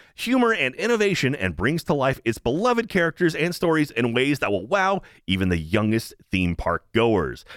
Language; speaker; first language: English; native; English